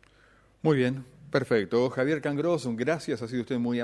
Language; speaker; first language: Spanish; native; Spanish